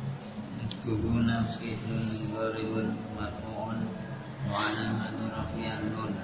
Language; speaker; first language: Arabic; non-native, learner; Indonesian